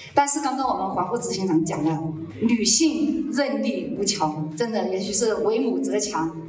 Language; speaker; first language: Chinese; native; Chinese